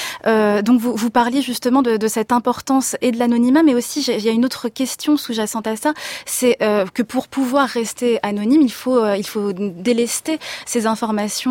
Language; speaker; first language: French; native; French